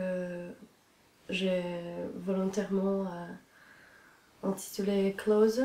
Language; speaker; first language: French; non-native, fluent; Italian